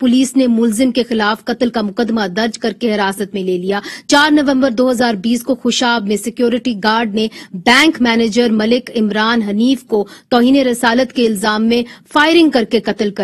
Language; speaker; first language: Urdu; native; Urdu